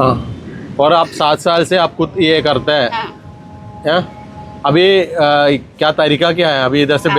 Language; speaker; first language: Hindi; non-native, local second language; Malayalam